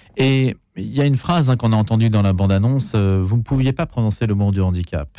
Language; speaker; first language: French; native; French